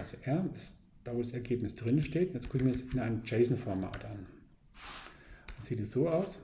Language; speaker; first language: German; native; German